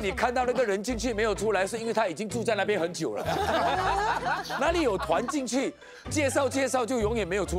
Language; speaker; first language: Chinese; native; Chinese